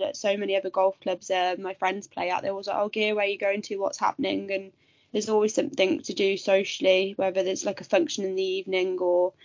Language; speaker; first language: English; native; English